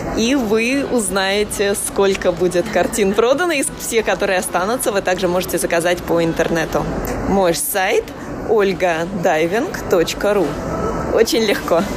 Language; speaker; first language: Russian; native; Russian